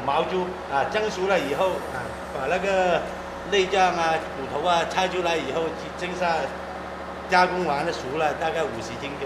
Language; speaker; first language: Chinese; native; Chinese